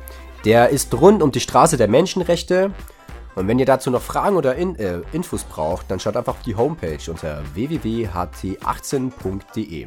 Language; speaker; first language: German; native; German